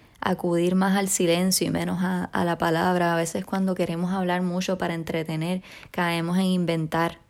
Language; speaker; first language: Spanish; native; Spanish